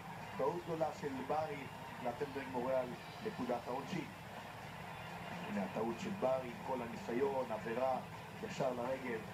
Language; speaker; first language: Hebrew; native; Hebrew